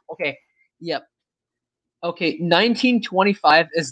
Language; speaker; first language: English; non-native, fluent; French